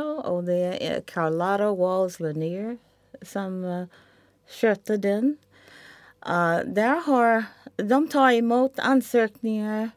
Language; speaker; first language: Swedish; non-native, fluent; English